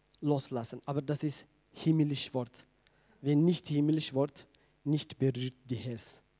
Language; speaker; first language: German; non-native, learner; Tigrinya